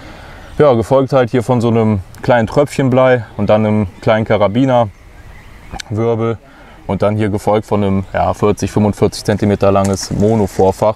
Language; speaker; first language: German; native; German